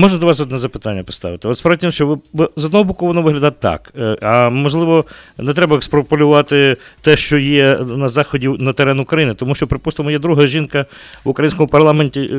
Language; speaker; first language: Ukrainian; native; Ukrainian